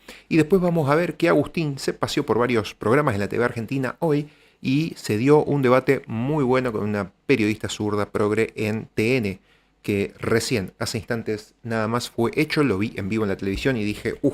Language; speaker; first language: Spanish; native; Spanish